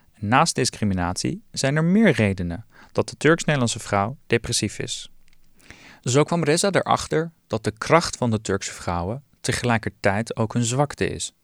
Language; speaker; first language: Dutch; early bilingual, other home language; Turkish